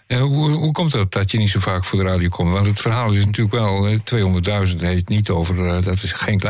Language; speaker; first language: Dutch; native; Dutch